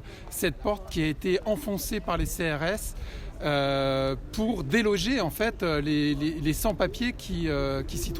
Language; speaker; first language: French; native; French